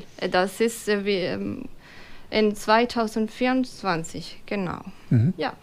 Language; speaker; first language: German; non-native, fluent; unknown